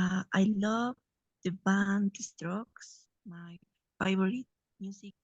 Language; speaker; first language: English; non-native, learner; Spanish